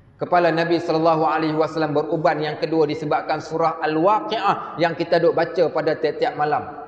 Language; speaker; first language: Malay; native; Malay